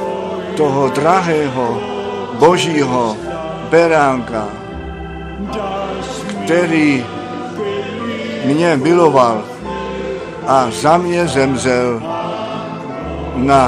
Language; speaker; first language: Czech; non-native, fluent; German